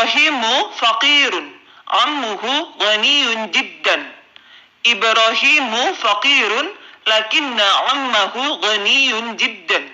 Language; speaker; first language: Arabic; non-native, fluent; Indonesian